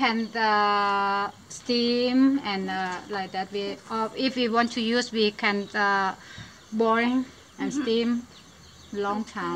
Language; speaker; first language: English; non-native, learner; Thai